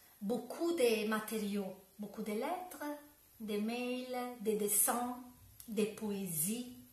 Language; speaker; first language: French; non-native, learner; Italian